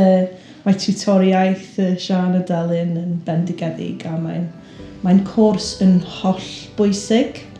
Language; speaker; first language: Welsh; non-native, learner; English